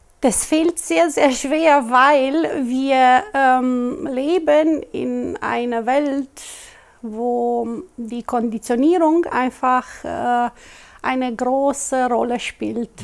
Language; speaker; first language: German; non-native, local second language; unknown